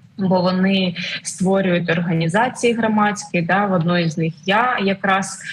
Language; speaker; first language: Ukrainian; non-native, local second language; Russian